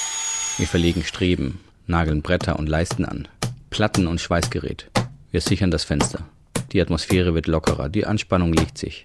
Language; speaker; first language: German; native; German